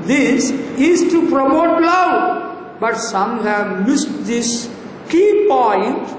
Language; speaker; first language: English; non-native, local second language; Tamil